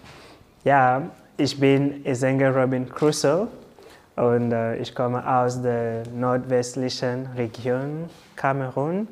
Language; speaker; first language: German; non-native, learner; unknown